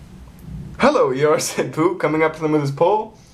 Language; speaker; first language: English; native; English